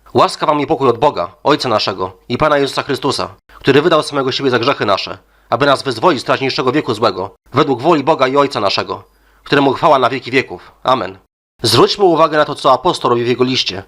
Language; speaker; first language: Polish; native; Polish